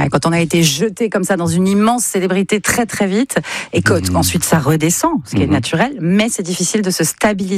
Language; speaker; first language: French; native; French